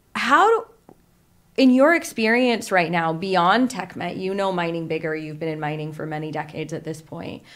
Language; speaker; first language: English; native; English